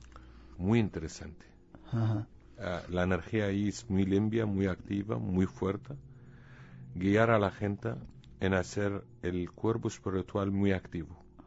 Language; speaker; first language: Spanish; non-native, learner; Arabic